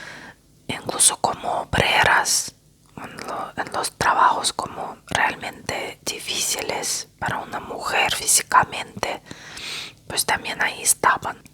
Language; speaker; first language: Spanish; non-native, fluent; Russian